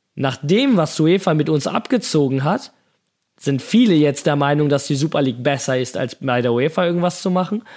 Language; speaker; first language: German; native; German